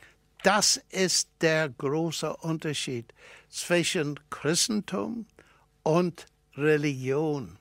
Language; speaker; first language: German; non-native, fluent; English